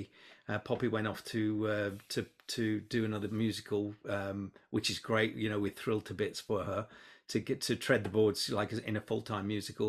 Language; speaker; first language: English; native; English